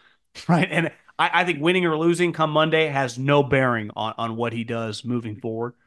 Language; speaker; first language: English; native; English